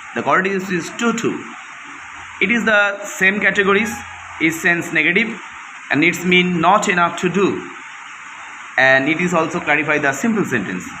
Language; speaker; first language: English; non-native, local second language; Bangla